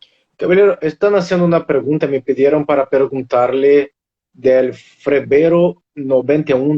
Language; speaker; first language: Spanish; non-native, fluent; Portuguese